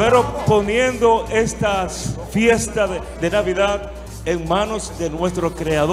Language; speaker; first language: Spanish; native; Spanish